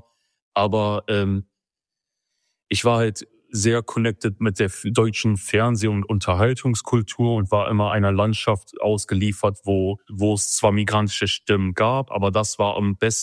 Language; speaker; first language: German; early bilingual, other home language; Kurdish